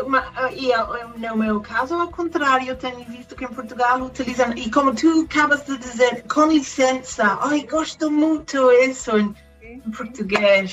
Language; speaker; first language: Portuguese; non-native, fluent; Spanish